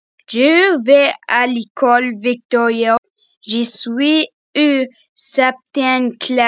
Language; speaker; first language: French; non-native, learner; Arabic